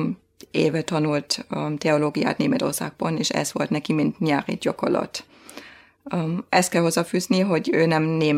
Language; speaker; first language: Hungarian; non-native, fluent; German